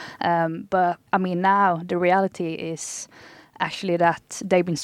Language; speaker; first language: English; non-native, fluent; Swedish